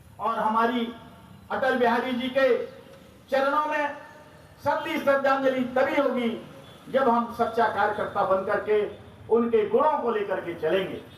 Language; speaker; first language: Hindi; native; Hindi